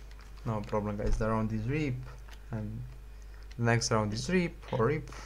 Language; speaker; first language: English; non-native, learner; Romanian